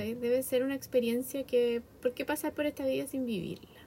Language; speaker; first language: Spanish; native; Spanish